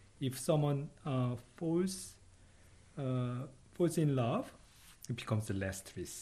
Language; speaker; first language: English; non-native, fluent; Korean